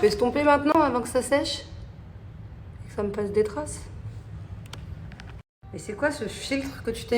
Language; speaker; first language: French; native; French